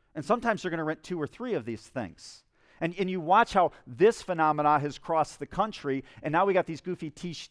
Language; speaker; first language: English; native; English